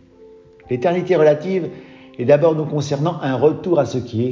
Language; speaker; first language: French; native; French